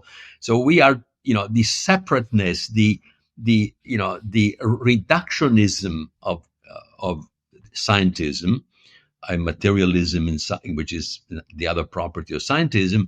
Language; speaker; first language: English; non-native, fluent; Italian